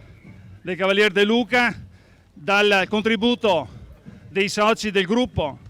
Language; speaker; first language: Italian; native; Italian